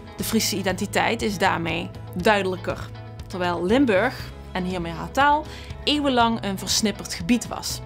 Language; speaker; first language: Dutch; native; Dutch